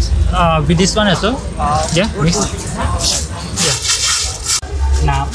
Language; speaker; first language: English; non-native, learner; Thai